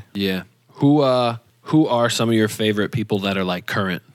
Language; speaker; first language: English; native; English